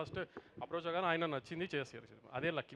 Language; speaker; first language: Telugu; native; Telugu